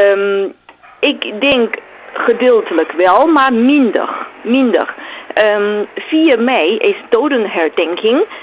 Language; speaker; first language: Dutch; non-native, fluent; Chinese